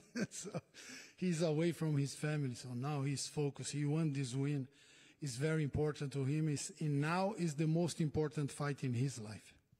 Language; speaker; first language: English; non-native, fluent; Portuguese